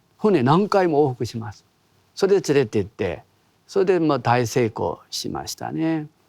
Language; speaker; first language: Japanese; non-native, fluent; Korean